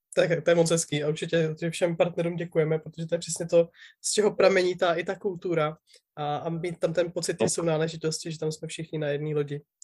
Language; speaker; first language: Czech; native; Czech